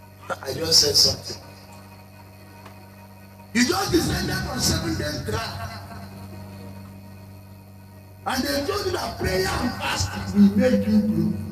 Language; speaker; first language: English; non-native, local second language; Igbo